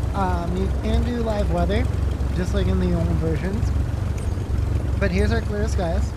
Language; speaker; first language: English; native; English